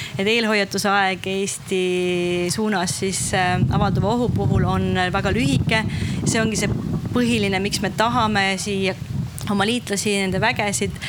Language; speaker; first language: Estonian; native; Estonian